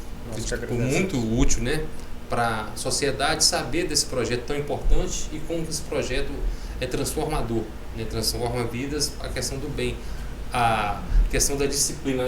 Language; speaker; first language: Portuguese; native; Portuguese